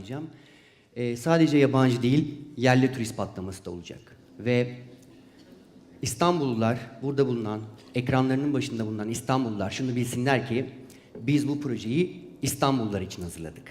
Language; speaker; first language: Turkish; native; Turkish